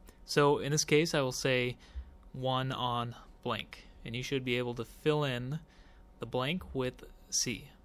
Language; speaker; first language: English; native; English